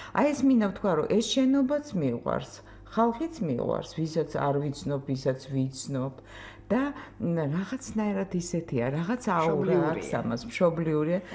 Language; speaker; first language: Georgian; non-native, fluent; Russian